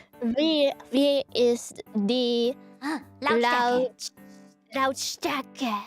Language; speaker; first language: German; non-native, learner; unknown